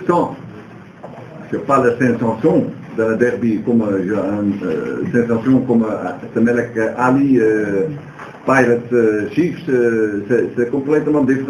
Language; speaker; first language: French; non-native, learner; Dutch